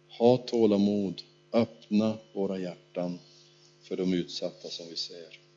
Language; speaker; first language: Swedish; native; Swedish